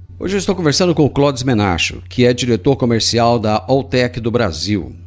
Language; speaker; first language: Portuguese; native; Portuguese